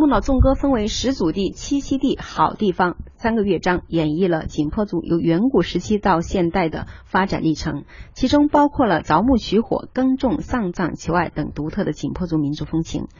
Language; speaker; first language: Chinese; native; Chinese